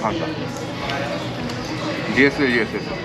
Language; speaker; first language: Spanish; non-native, fluent; Japanese